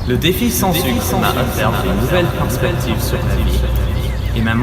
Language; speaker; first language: French; non-native, learner; English